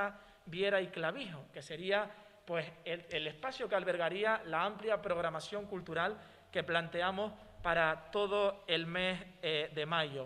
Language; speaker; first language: Spanish; native; Spanish